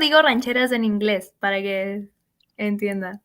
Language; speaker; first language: Spanish; native; Spanish